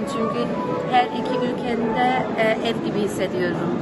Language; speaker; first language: Turkish; early bilingual, heritage; German